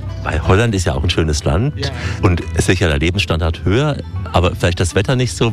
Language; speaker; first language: German; native; German